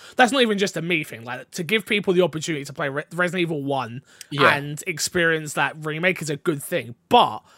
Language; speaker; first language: English; native; English